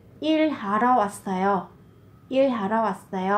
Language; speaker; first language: Korean; non-native, fluent; Vietnamese